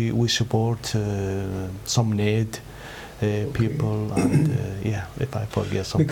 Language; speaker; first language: English; non-native, learner; Arabic